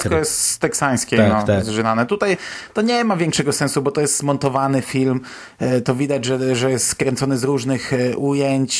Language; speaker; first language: Polish; native; Polish